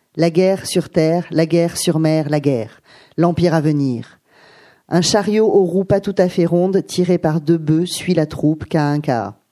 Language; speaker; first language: French; native; French